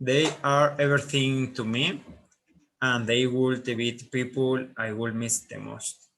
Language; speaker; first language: English; non-native, learner; Spanish